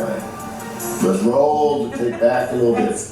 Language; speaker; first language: English; native; English